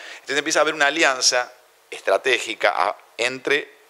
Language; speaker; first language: Spanish; native; Spanish